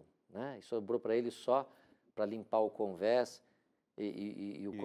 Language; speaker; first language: Portuguese; native; Portuguese